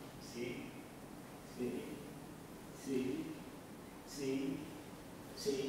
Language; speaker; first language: French; non-native, learner; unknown